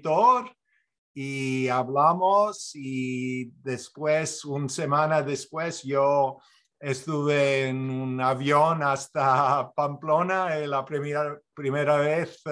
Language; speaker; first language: Spanish; non-native, fluent; English